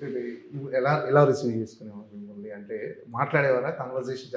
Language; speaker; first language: Telugu; native; Telugu